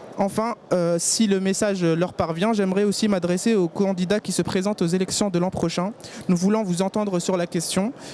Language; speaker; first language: French; early bilingual, other home language; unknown